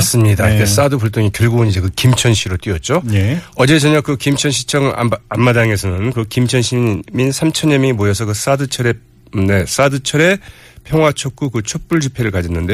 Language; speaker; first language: Korean; native; Korean